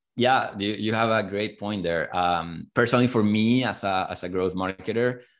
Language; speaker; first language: English; non-native, fluent; Spanish